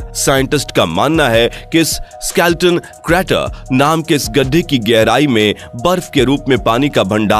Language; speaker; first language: Hindi; native; Hindi